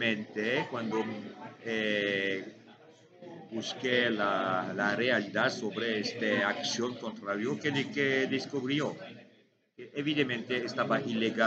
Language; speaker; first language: Spanish; non-native, learner; French